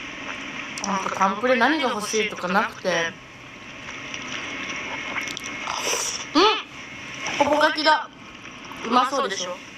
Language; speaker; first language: Japanese; native; Japanese